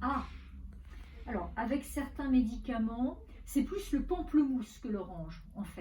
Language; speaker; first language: French; native; French